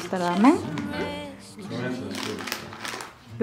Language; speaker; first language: Swedish; non-native, learner; Japanese